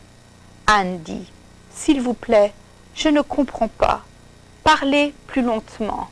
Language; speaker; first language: French; non-native, fluent; English